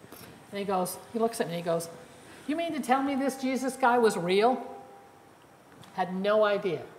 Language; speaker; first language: English; native; English